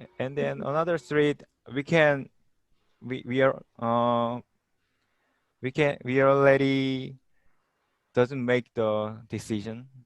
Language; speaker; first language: English; non-native, learner; Korean